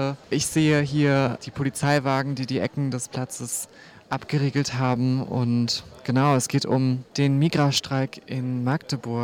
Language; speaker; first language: German; native; German